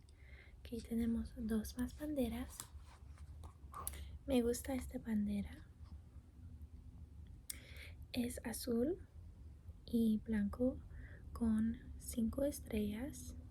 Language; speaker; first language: Spanish; non-native, learner; English